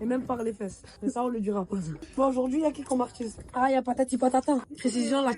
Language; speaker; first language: French; native; French